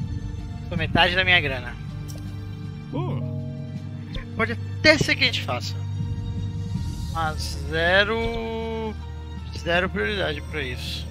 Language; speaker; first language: Portuguese; native; Portuguese